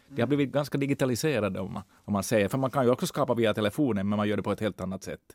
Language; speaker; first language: Swedish; native; Swedish